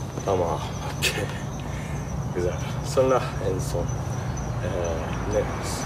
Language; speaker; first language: Turkish; non-native, learner; Japanese